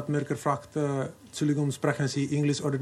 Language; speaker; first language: German; non-native, learner; Finnish